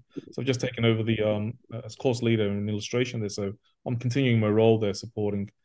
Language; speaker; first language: English; native; English